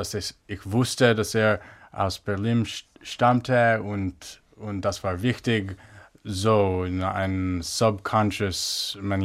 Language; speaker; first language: German; non-native, fluent; English